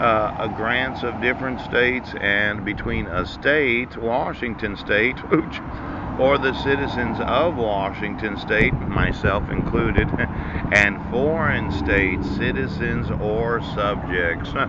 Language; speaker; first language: English; native; English